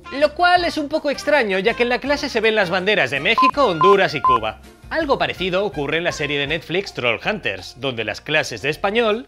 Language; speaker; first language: Spanish; native; Spanish